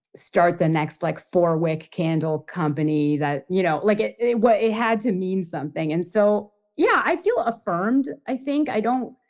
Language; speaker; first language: English; native; English